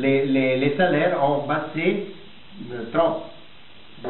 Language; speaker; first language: French; non-native, fluent; Italian